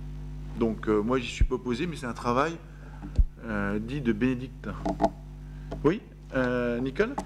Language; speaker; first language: French; native; French